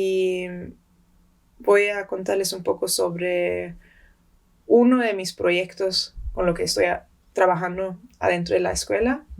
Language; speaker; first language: Spanish; early bilingual, heritage; Spanish